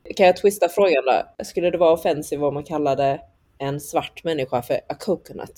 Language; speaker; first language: Swedish; early bilingual, other home language; Chinese